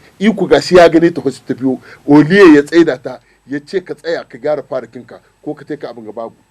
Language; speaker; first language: Hausa; native; Hausa